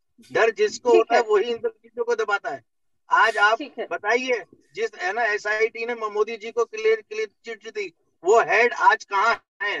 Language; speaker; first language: Hindi; native; Hindi